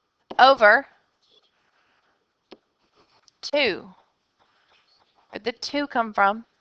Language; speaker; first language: English; native; English